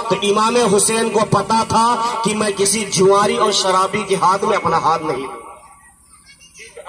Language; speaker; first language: Urdu; native; Urdu